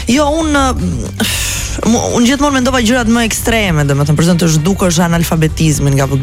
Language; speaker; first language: Albanian; native; Albanian